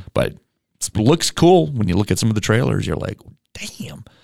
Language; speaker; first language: English; native; English